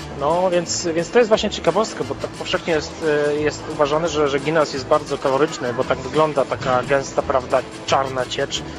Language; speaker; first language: Polish; native; Polish